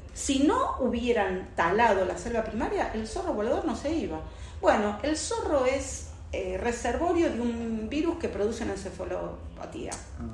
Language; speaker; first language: Spanish; native; Spanish